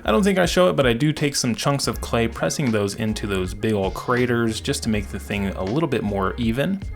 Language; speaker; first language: English; native; English